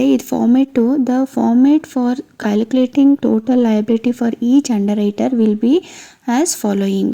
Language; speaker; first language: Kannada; native; Kannada